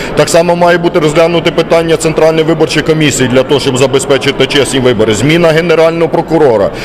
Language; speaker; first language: Ukrainian; native; Ukrainian